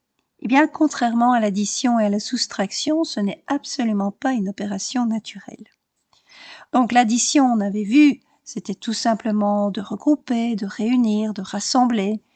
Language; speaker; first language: French; native; French